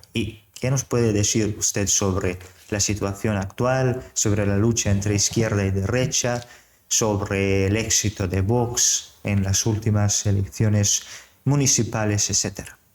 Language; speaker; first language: Spanish; non-native, fluent; Serbian